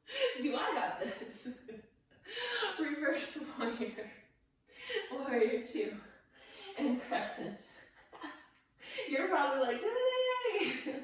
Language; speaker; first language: English; native; English